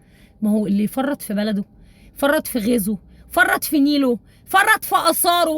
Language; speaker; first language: Arabic; native; Arabic